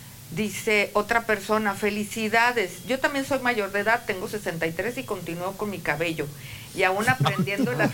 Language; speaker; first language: Spanish; native; Spanish